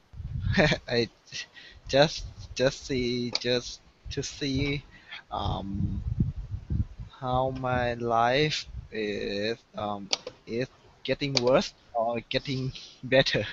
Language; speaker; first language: English; non-native, learner; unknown